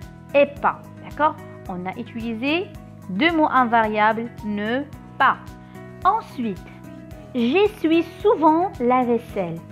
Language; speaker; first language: French; non-native, local second language; Arabic